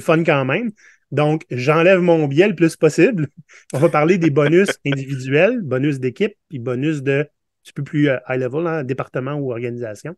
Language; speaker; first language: French; native; French